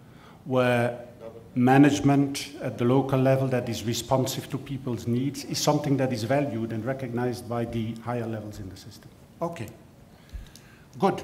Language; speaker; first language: English; non-native, fluent; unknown